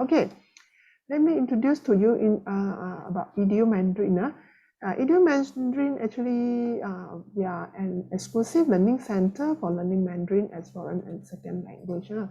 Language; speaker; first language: English; non-native, local second language; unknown